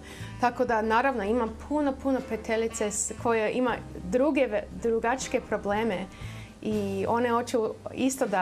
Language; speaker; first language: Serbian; early bilingual, heritage; Serbian